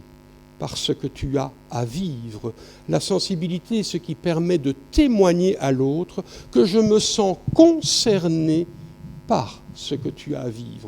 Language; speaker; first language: French; native; French